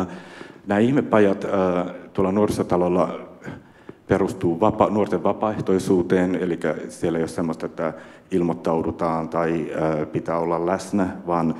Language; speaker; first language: Finnish; native; Finnish